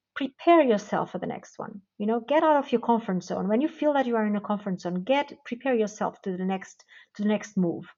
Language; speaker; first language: English; non-native, fluent; Portuguese